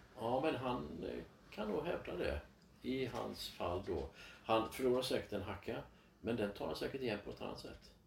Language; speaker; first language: Swedish; native; Swedish